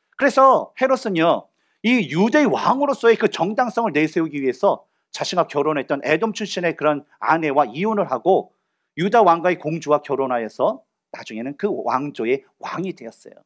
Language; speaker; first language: Korean; native; Korean